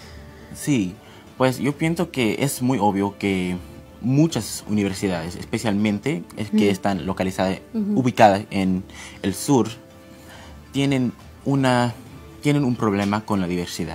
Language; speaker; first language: Spanish; non-native, fluent; English